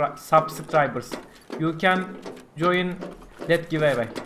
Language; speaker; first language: English; non-native, learner; Turkish